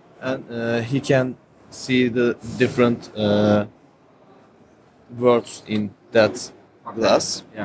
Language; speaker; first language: English; non-native, learner; Turkish